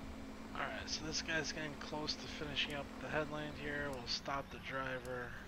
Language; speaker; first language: English; native; English